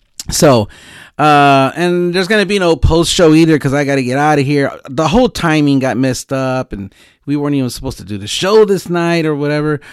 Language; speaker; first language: English; early bilingual, other home language; Spanish